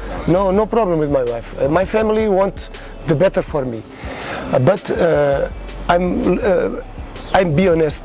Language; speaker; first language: English; non-native, learner; Portuguese